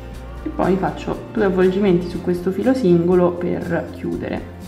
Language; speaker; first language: Italian; native; Italian